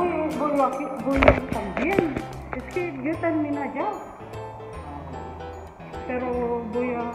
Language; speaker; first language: Spanish; non-native, learner; Filipino